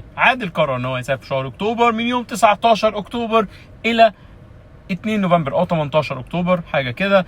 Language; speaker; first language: Arabic; native; Arabic